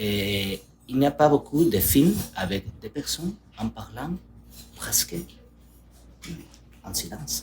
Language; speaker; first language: French; non-native, learner; Spanish